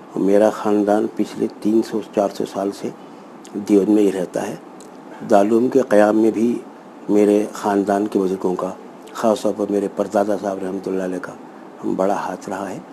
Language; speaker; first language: Urdu; native; Urdu